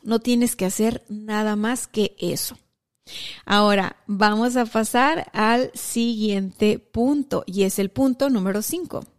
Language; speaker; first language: Spanish; native; Spanish